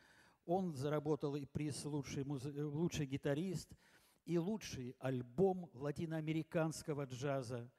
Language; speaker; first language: Russian; native; Russian